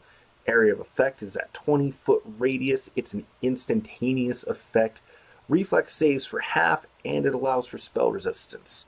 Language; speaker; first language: English; native; English